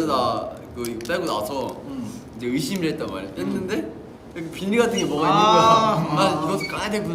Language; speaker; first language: Korean; native; Korean